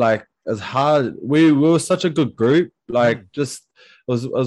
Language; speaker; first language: English; native; English